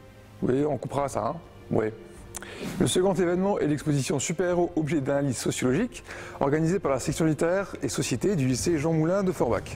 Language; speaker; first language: French; native; French